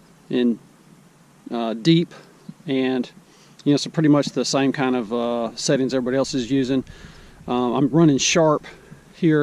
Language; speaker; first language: English; native; English